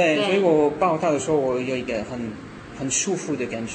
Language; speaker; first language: Chinese; non-native, learner; French